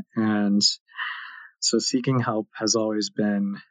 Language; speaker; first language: English; native; English